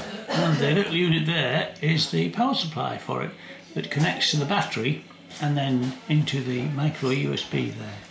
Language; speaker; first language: English; native; English